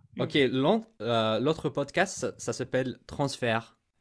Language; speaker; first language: French; non-native, fluent; English